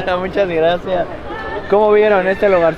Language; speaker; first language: Spanish; native; Spanish